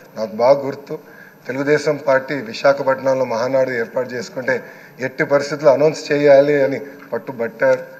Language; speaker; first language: Telugu; native; Telugu